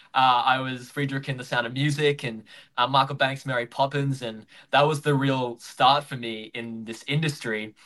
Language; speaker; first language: English; native; English